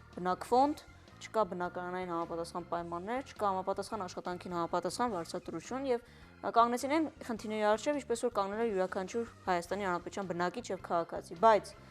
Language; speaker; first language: Armenian; early bilingual, heritage; Armenian